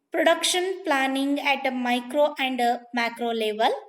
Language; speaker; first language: English; non-native, local second language; Kannada